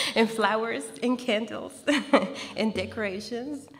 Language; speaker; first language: English; non-native, fluent; Spanish